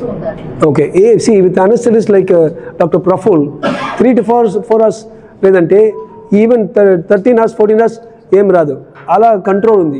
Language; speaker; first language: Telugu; non-native, learner; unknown